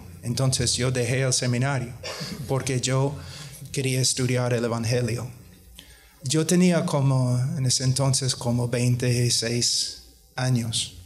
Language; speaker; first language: Spanish; non-native, fluent; English